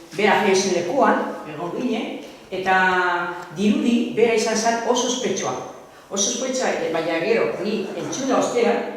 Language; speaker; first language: Basque; non-native, local second language; Spanish